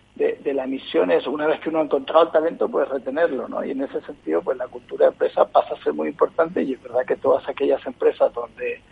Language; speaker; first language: Spanish; native; Spanish